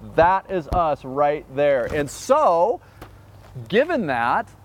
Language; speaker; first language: English; early bilingual, other home language; Dutch